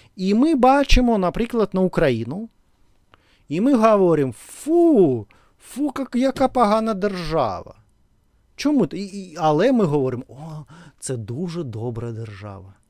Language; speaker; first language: Ukrainian; non-native, local second language; Russian